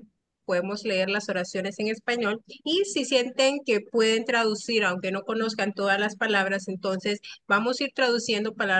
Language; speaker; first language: Spanish; early bilingual, other home language; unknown